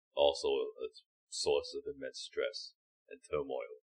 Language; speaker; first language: English; native; English